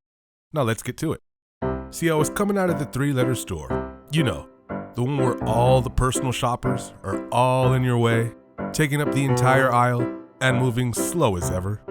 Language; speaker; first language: English; native; English